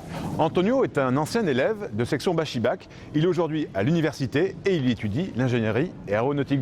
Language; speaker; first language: French; native; French